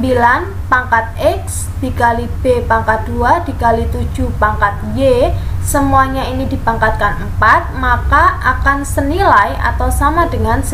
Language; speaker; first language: Indonesian; native; Indonesian